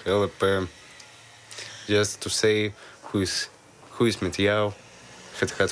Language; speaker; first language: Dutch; non-native, learner; Ukrainian